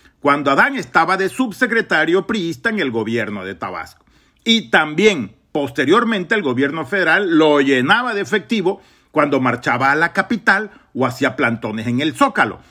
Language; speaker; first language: Spanish; native; Spanish